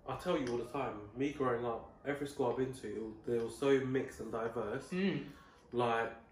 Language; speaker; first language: English; native; English